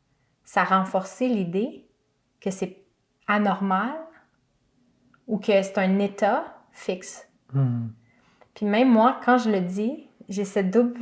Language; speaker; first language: French; native; French